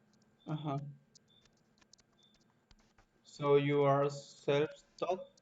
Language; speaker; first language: English; non-native, learner; Spanish